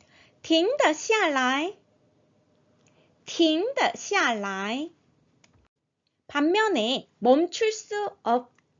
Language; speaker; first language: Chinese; non-native, fluent; Korean